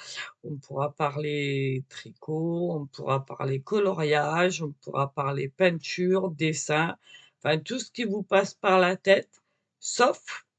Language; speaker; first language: French; native; French